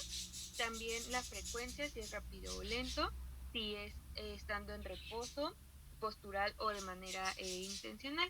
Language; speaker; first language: Spanish; native; Spanish